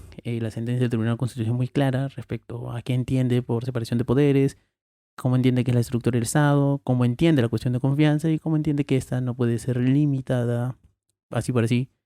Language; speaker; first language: Spanish; native; Spanish